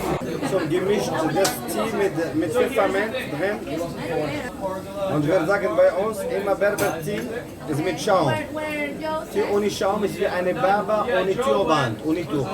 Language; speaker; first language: German; non-native, learner; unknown